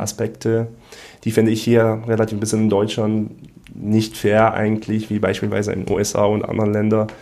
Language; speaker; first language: German; non-native, fluent; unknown